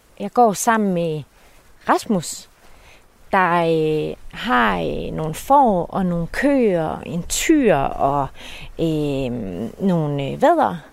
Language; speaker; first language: Danish; native; Danish